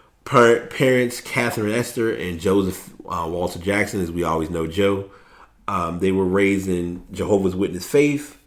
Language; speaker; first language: English; native; English